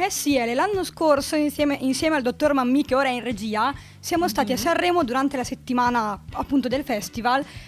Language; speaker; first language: Italian; native; Italian